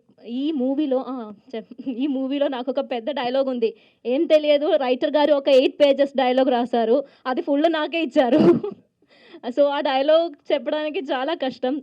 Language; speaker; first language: Telugu; non-native, local second language; Malayalam